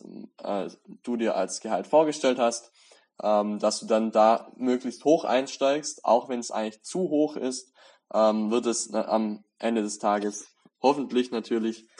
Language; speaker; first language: German; native; German